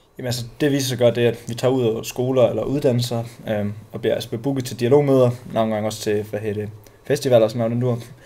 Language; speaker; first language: Danish; non-native, local second language; German